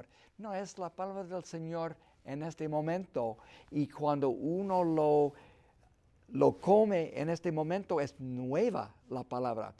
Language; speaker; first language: Spanish; non-native, fluent; English